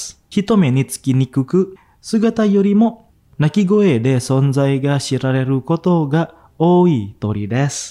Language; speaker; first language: Japanese; non-native, fluent; Indonesian